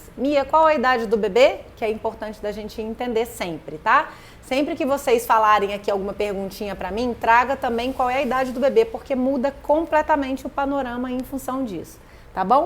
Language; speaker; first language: Portuguese; native; Portuguese